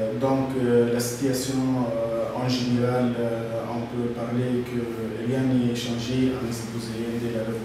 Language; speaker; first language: French; non-native, local second language; Arabic